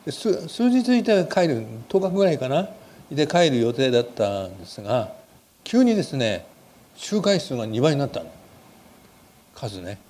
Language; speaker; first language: Japanese; native; Japanese